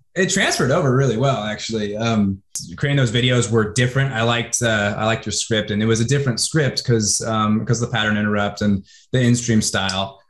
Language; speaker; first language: English; native; English